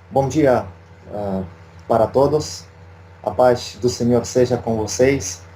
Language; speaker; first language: Portuguese; non-native, learner; Russian